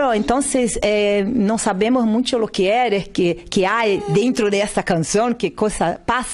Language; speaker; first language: Spanish; non-native, learner; Portuguese